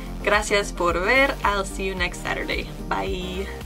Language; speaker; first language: English; native; English